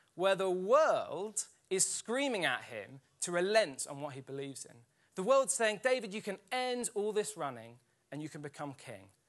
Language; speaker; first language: English; native; English